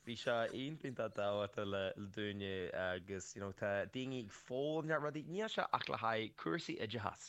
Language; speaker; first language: Irish; native; Irish